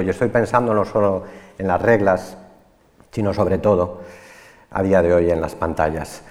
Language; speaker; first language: Spanish; native; Spanish